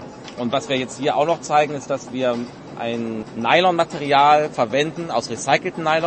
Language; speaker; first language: German; native; German